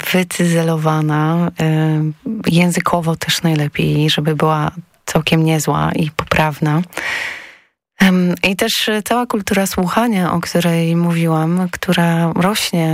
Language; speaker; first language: Polish; native; Polish